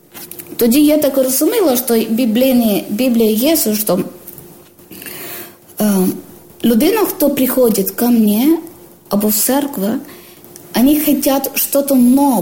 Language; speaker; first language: Ukrainian; non-native, learner; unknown